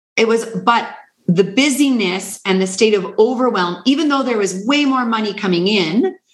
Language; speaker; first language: English; native; English